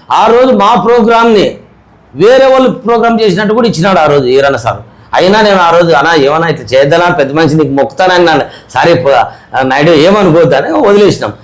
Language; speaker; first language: Telugu; native; Telugu